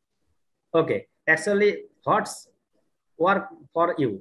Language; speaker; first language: English; non-native, learner; Bangla